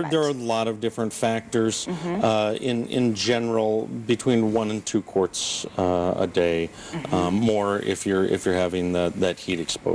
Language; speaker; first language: English; native; English